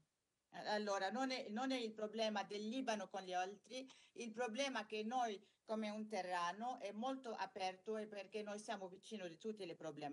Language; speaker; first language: Italian; non-native, learner; Arabic